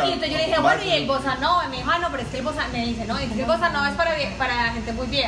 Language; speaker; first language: Spanish; native; Spanish